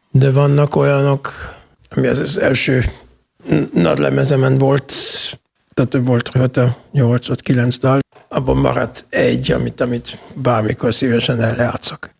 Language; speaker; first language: Hungarian; non-native, fluent; German